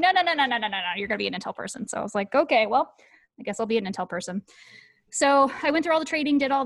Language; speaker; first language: English; native; English